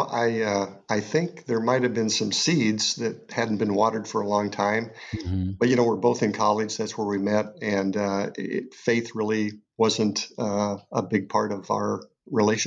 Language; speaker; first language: English; native; English